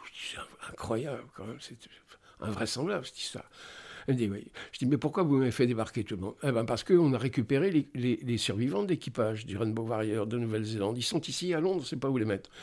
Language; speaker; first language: French; native; French